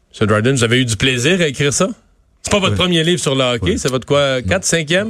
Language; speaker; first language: French; native; French